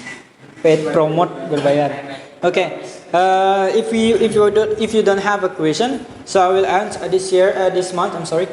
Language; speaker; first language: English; non-native, learner; Indonesian